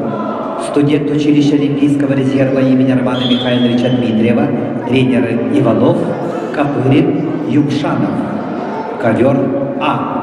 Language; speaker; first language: Russian; native; Russian